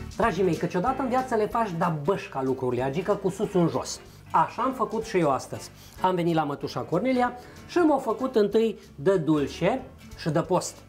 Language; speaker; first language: Romanian; native; Romanian